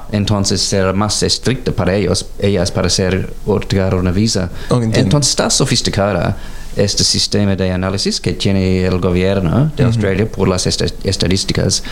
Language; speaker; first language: Spanish; non-native, learner; English